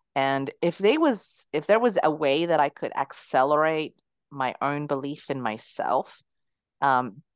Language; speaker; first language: English; early bilingual, other home language; Spanish